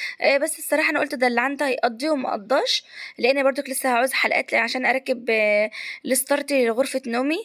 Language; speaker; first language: Arabic; native; Arabic